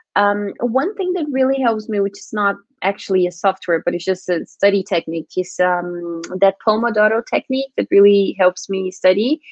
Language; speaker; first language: English; non-native, fluent; Portuguese